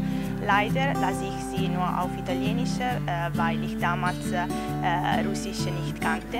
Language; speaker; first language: German; non-native, learner; Italian